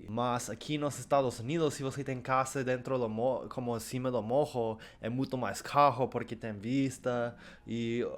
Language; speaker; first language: Portuguese; non-native, learner; English